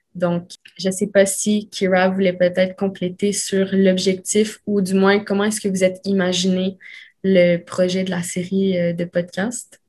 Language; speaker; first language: French; early bilingual, other home language; Spanish